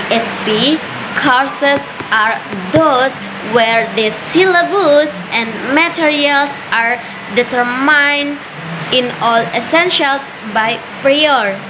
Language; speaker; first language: English; non-native, learner; Indonesian